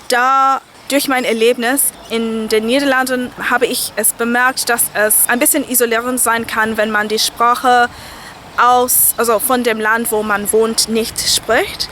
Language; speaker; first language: German; non-native, fluent; English